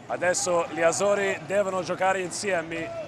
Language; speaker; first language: Italian; non-native, learner; English